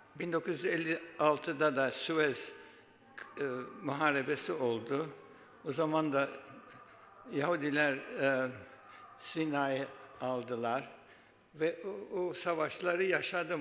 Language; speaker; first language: Turkish; early bilingual, heritage; Turkish